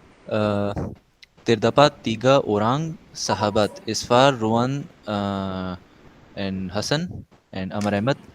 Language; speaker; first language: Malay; non-native, learner; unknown